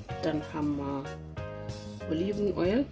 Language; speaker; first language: German; non-native, learner; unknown